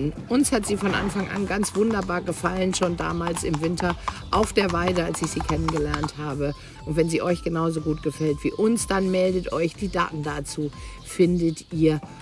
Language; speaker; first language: German; native; German